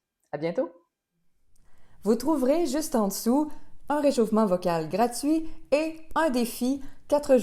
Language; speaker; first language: French; native; French